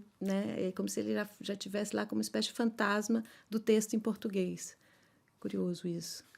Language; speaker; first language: Portuguese; native; Portuguese